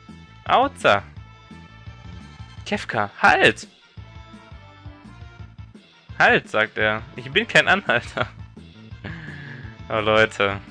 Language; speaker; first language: German; native; German